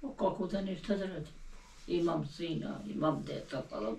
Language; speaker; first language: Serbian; non-native, local second language; Albanian